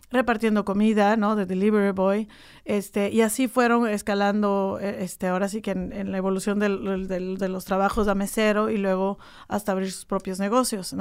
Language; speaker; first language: Spanish; native; Spanish